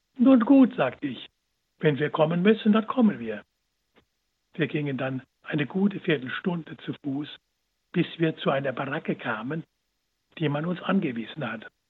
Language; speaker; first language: German; native; German